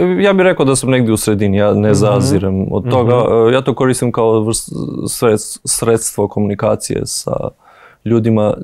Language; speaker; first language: Croatian; non-native, fluent; Albanian